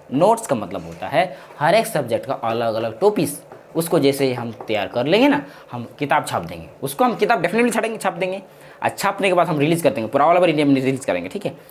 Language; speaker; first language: Hindi; native; Hindi